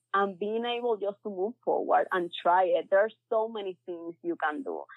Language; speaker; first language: English; early bilingual, other home language; Spanish